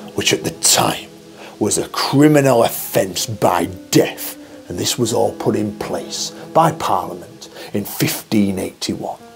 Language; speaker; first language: English; native; English